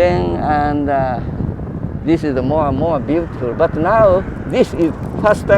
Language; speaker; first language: English; non-native, learner; Japanese